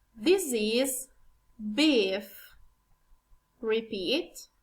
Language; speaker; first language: English; non-native, learner; Italian